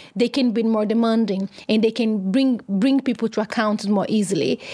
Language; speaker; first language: English; non-native, fluent; Portuguese